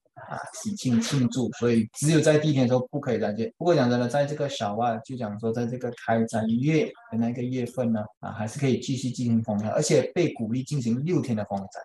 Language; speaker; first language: Chinese; native; Chinese